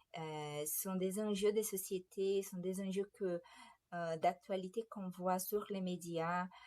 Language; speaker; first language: French; non-native, fluent; Portuguese